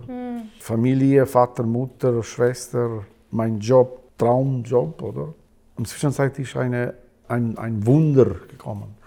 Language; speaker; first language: German; non-native, learner; Albanian